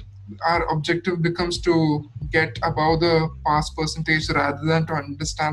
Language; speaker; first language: English; non-native, local second language; Malayalam